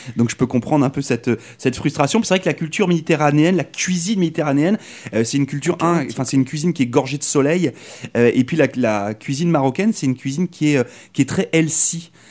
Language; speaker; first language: French; native; French